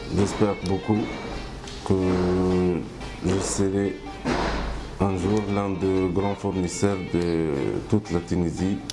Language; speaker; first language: French; non-native, local second language; Arabic